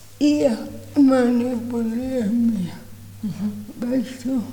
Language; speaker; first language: German; non-native, learner; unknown